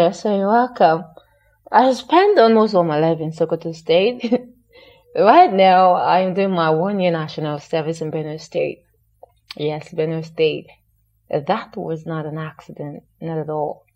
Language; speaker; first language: English; non-native, local second language; Hausa